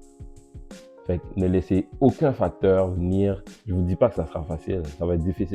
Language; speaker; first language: French; native; French